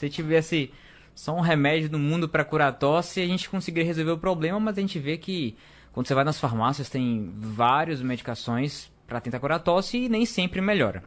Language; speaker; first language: Portuguese; native; Portuguese